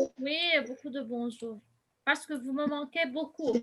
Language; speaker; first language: French; non-native, local second language; Arabic